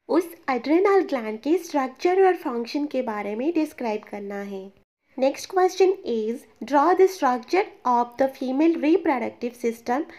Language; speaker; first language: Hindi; non-native, local second language; Bangla